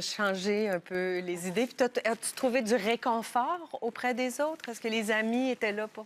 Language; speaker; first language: French; native; French